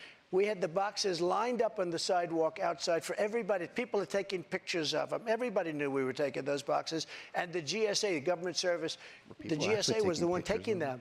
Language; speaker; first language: English; native; English